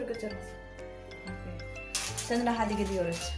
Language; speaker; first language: Turkish; non-native, learner; Filipino